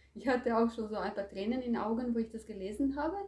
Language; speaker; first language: German; non-native, fluent; Croatian